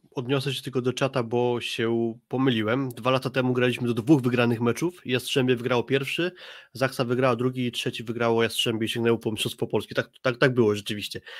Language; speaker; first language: Polish; native; Polish